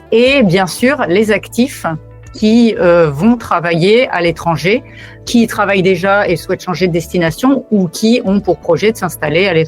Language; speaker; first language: French; native; French